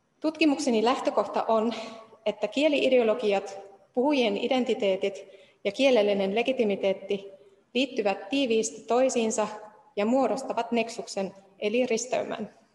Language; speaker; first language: Finnish; non-native, fluent; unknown